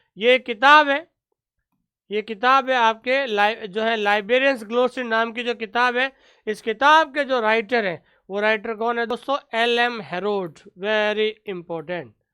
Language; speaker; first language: Hindi; native; Hindi